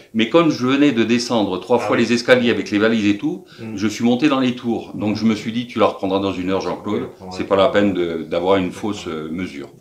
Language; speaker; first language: French; native; French